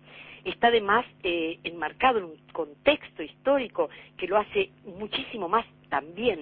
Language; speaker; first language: Spanish; native; Spanish